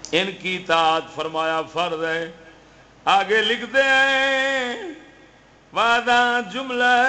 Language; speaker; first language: Urdu; non-native, local second language; Punjabi